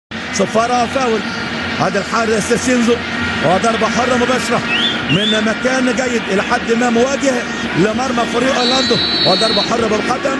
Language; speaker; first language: Arabic; native; Arabic